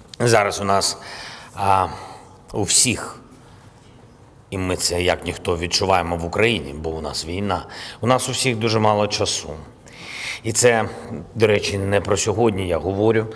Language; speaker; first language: Ukrainian; non-native, local second language; Russian